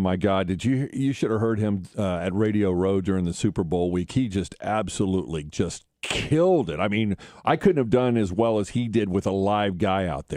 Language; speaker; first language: English; native; English